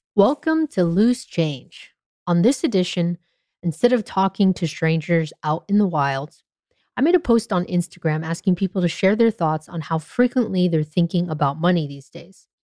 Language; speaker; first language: English; native; English